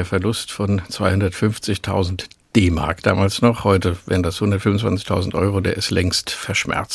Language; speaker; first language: German; native; German